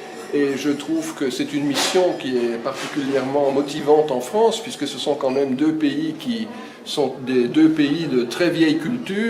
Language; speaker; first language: French; early bilingual, other home language; Hungarian